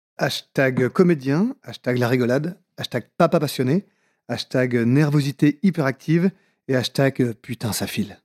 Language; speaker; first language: French; native; French